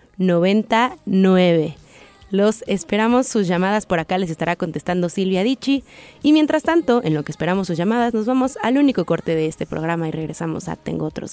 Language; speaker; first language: Spanish; native; Spanish